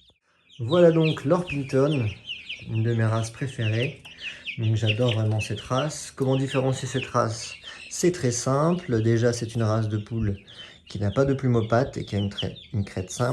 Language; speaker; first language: French; native; French